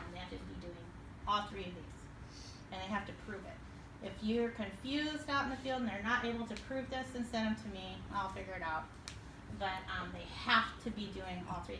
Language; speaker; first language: English; native; English